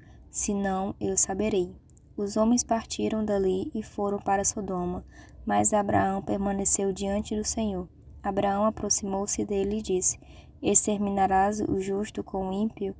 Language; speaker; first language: Portuguese; native; Portuguese